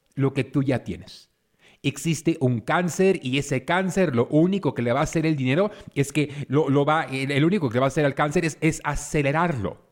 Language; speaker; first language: Spanish; early bilingual, heritage; Spanish